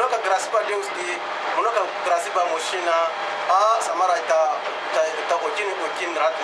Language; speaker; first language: Russian; non-native, learner; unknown